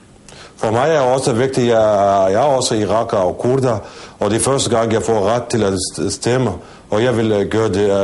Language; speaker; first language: Danish; non-native, fluent; Kurdish